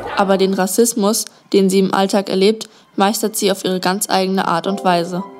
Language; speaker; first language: German; native; German